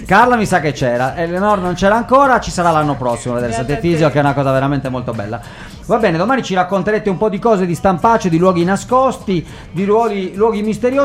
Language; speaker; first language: Italian; native; Italian